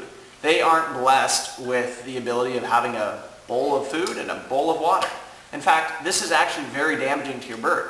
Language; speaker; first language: English; native; English